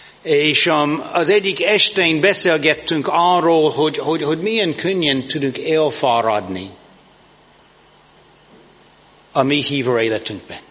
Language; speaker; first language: Hungarian; non-native, learner; English